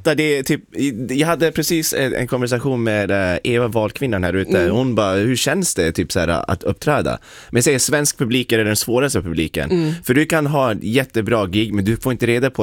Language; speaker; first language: Swedish; non-native, local second language; English